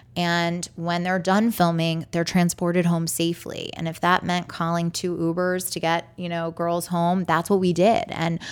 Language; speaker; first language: English; native; English